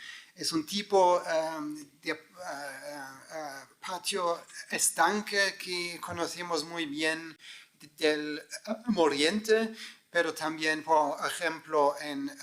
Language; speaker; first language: Spanish; non-native, fluent; German